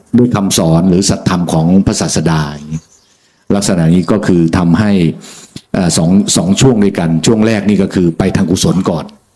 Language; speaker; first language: Thai; native; Thai